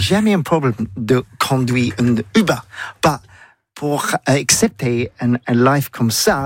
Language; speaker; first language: French; non-native, learner; English